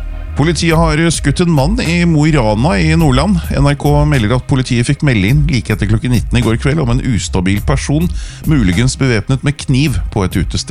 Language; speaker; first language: Norwegian; native; Norwegian